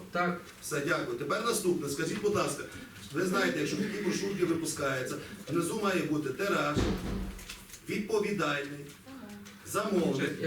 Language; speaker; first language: Ukrainian; native; Ukrainian